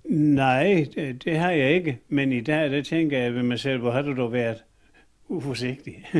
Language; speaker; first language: Danish; native; Danish